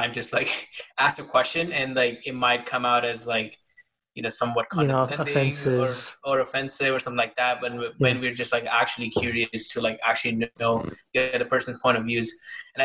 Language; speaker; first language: English; non-native, local second language; Hindi